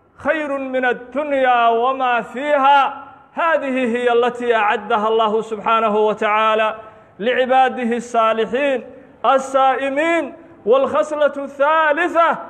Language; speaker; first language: Arabic; non-native, local second language; Somali